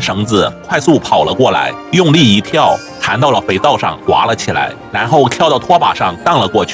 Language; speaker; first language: Chinese; native; Chinese